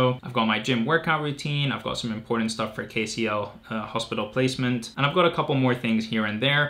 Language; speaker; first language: English; native; English